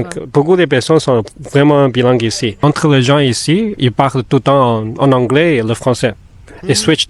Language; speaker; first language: French; non-native, fluent; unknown